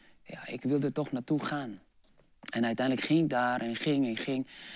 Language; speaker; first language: Dutch; non-native, fluent; Indonesian